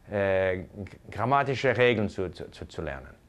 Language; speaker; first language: German; non-native, fluent; English